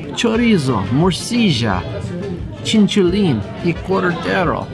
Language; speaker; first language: Spanish; non-native, learner; English